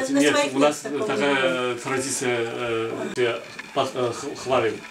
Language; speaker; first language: Russian; non-native, learner; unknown